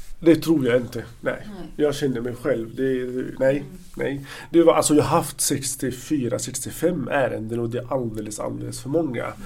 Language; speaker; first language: Swedish; non-native, fluent; Arabic